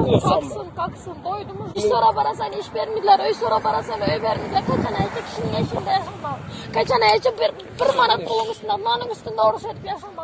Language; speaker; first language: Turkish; non-native, learner; Turkmen